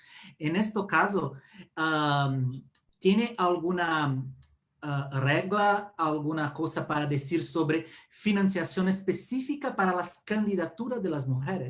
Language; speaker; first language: Spanish; non-native, fluent; Portuguese